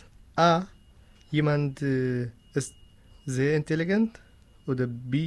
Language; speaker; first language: German; non-native, learner; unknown